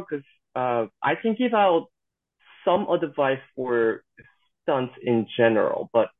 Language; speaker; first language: English; non-native, fluent; Korean